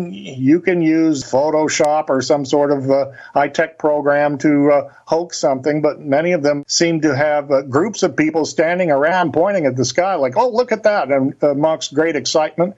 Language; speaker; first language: English; native; English